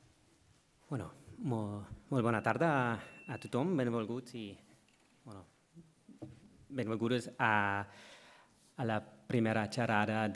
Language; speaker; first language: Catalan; non-native, learner; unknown